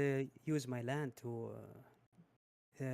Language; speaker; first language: English; non-native, learner; Arabic